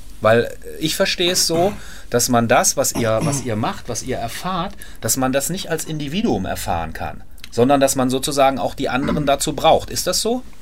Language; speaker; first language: German; native; German